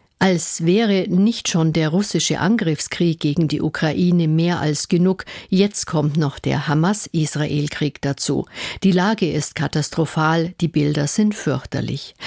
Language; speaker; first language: German; native; German